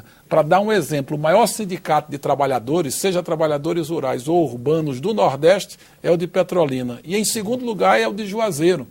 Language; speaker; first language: Portuguese; native; Portuguese